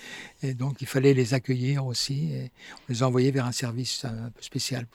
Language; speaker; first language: French; native; French